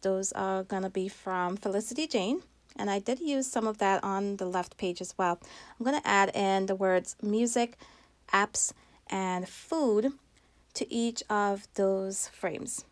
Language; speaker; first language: English; native; English